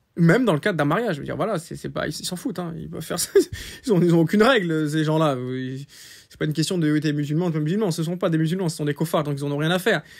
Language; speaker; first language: French; native; French